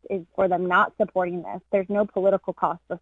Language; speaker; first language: English; native; English